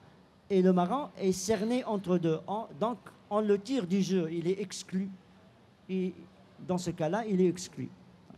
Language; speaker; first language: French; non-native, local second language; Arabic